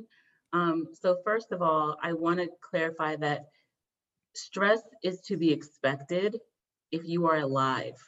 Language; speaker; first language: English; native; English